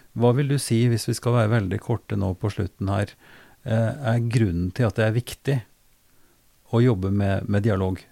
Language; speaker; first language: Norwegian; native; Norwegian